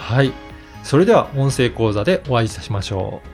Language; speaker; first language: Japanese; native; Japanese